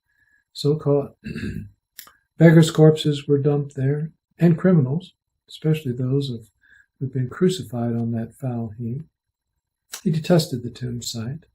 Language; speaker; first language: English; native; English